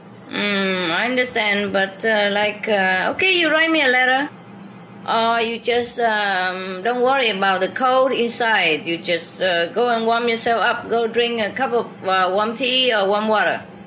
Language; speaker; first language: English; non-native, fluent; Vietnamese